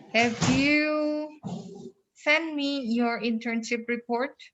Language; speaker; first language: English; non-native, fluent; Indonesian